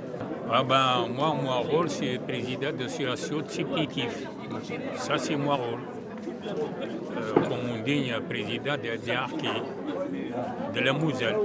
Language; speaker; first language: French; non-native, fluent; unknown